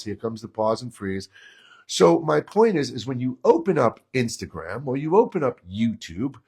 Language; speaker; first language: English; native; English